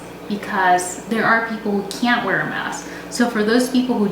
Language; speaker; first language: English; native; English